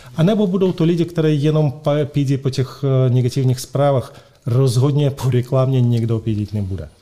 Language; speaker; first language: Czech; non-native, fluent; Russian